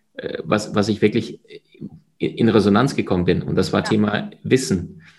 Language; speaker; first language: German; early bilingual, other home language; Russian